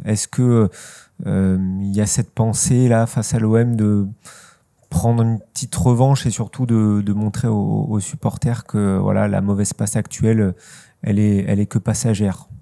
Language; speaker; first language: French; native; French